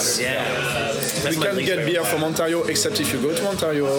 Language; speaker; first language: English; non-native, fluent; French